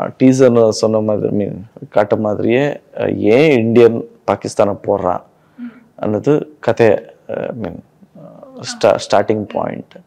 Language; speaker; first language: Tamil; non-native, learner; Kannada